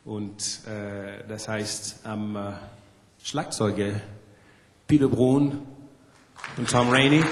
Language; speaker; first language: German; non-native, learner; French